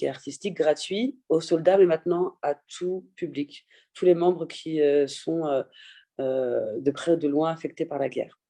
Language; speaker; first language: French; early bilingual, other home language; Persian